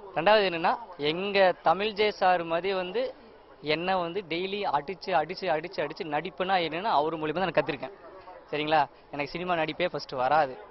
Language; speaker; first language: Tamil; native; Tamil